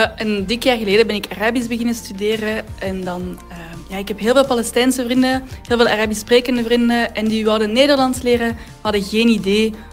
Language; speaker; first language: Dutch; native; Dutch